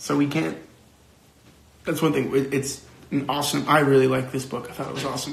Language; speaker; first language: English; early bilingual, other home language; Spanish